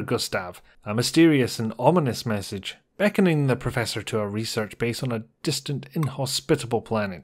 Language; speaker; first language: English; native; English